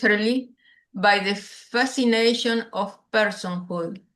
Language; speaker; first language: English; non-native, learner; Spanish